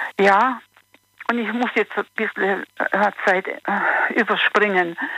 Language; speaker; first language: German; native; German